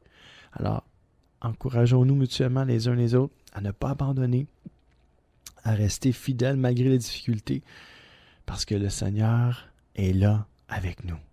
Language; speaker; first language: French; native; French